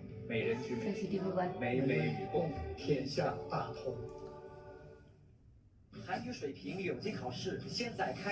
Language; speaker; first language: Chinese; non-native, fluent; Urdu